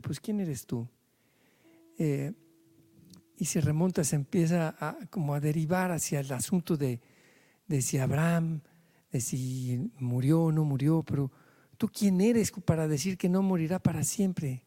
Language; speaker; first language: Spanish; native; Spanish